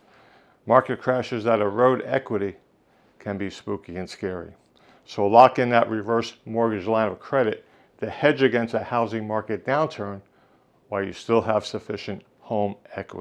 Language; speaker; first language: English; native; English